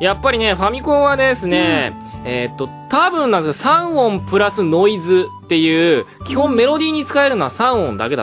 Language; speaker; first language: Japanese; native; Japanese